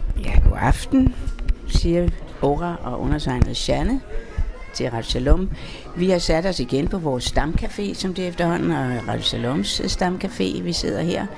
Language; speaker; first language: Danish; native; Danish